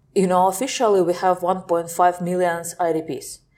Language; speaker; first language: English; non-native, fluent; Ukrainian